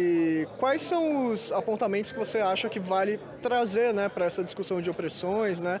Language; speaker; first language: Portuguese; native; Portuguese